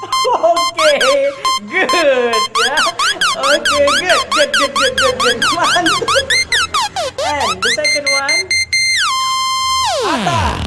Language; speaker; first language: English; non-native, learner; Indonesian